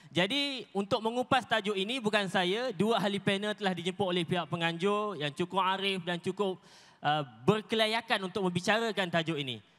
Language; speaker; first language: Malay; native; Malay